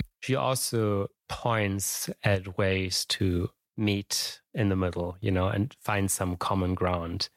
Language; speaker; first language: English; non-native, fluent; German